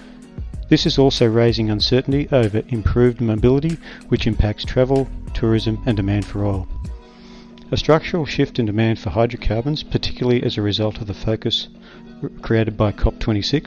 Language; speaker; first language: English; native; English